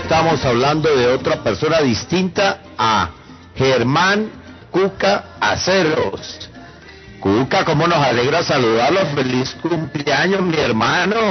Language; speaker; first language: Spanish; native; Spanish